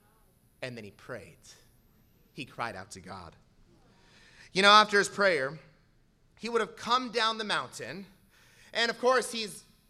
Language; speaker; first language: English; native; English